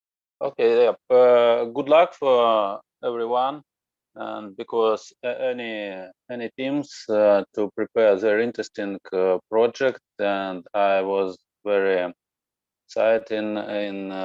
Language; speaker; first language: English; non-native, learner; Russian